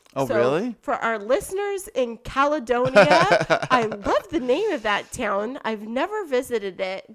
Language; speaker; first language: English; native; English